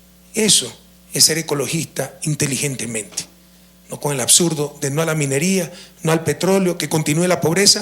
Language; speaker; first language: Spanish; native; Spanish